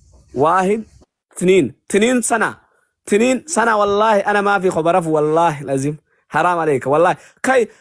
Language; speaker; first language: Arabic; non-native, learner; Oromo